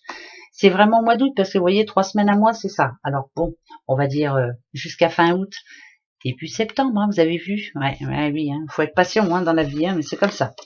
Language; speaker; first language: French; native; French